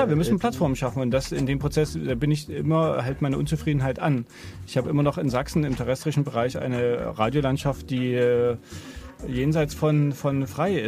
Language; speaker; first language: German; native; German